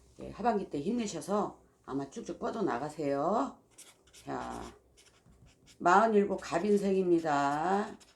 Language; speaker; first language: Korean; native; Korean